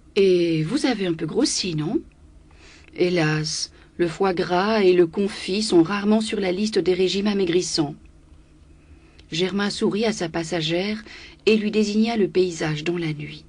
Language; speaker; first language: French; native; French